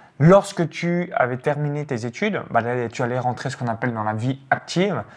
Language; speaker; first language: French; native; French